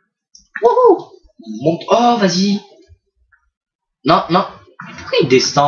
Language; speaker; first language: French; native; French